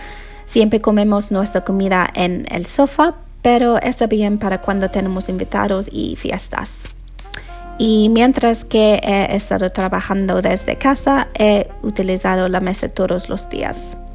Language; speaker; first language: Spanish; non-native, learner; English